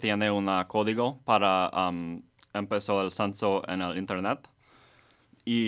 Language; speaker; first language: Spanish; non-native, learner; English